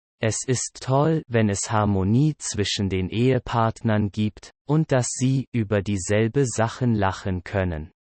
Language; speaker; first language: German; non-native, learner; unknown